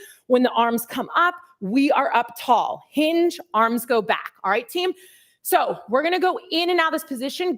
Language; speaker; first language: English; native; English